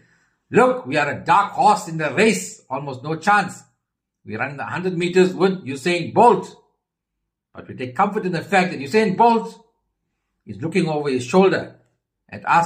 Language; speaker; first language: English; native; English